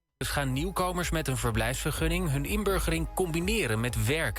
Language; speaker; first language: Dutch; native; Dutch